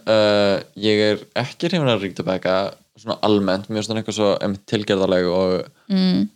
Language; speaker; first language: Icelandic; non-native, fluent; English